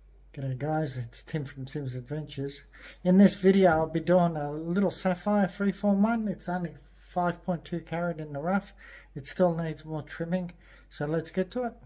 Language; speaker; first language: English; native; English